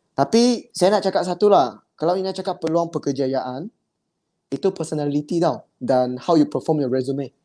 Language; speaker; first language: Malay; non-native, local second language; Chinese